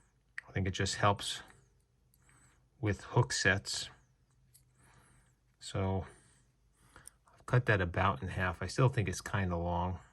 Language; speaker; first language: English; native; English